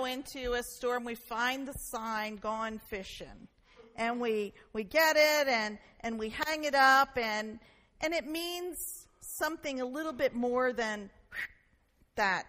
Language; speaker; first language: English; native; English